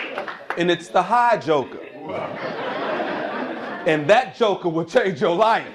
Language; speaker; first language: English; native; English